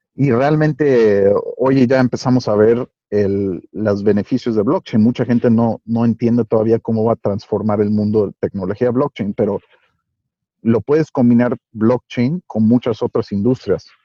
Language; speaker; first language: Spanish; native; Spanish